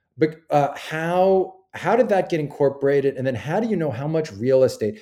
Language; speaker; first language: English; native; English